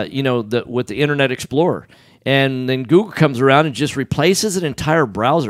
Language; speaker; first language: English; native; English